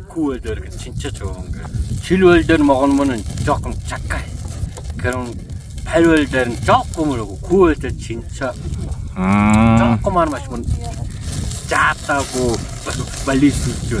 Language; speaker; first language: Korean; non-native, learner; Mongolian